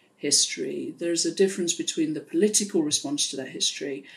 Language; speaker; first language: English; native; English